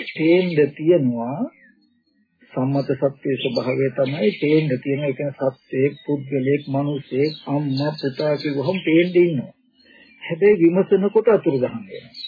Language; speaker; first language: Sinhala; native; Sinhala